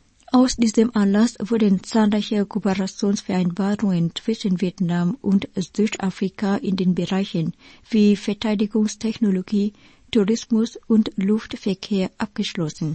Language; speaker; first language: German; non-native, fluent; Vietnamese